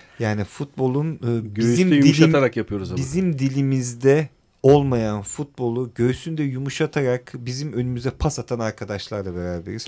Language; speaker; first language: Turkish; native; Turkish